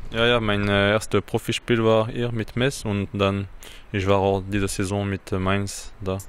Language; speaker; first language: German; non-native, learner; French